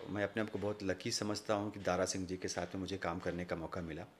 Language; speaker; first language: Hindi; native; Hindi